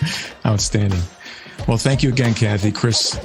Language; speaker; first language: English; native; English